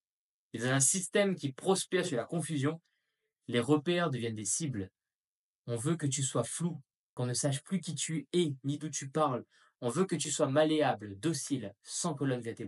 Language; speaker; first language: French; native; French